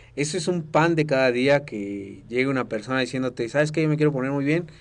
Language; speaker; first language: Spanish; native; Spanish